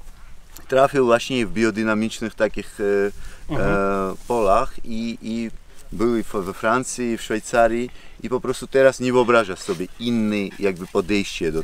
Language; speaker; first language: Polish; non-native, fluent; Georgian